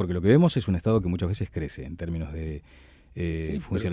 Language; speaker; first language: Spanish; native; Spanish